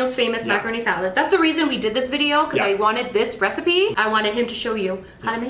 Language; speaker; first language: English; native; English